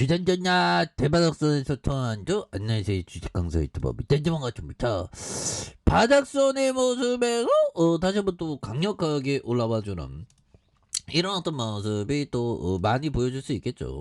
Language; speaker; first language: Korean; native; Korean